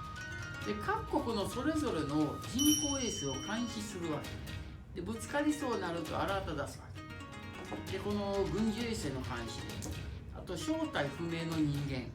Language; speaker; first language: Japanese; native; Japanese